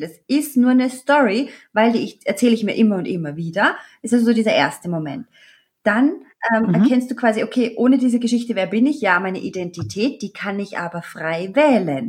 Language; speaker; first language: German; native; German